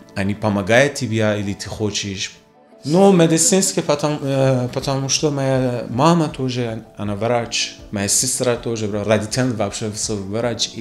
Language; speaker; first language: Russian; non-native, learner; Persian